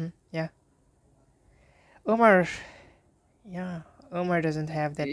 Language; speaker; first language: English; non-native, fluent; Bangla